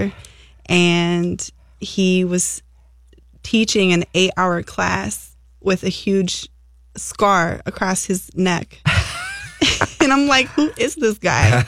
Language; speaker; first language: English; native; English